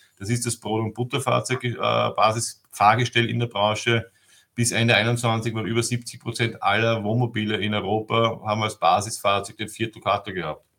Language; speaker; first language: German; native; German